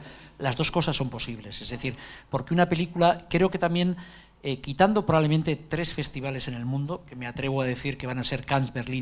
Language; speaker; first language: Spanish; native; Spanish